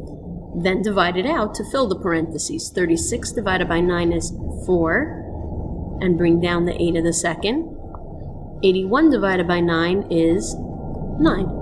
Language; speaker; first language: English; native; English